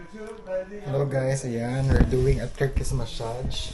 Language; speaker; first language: English; non-native, local second language; Filipino